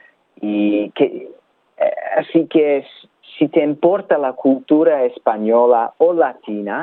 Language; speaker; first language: Spanish; non-native, learner; English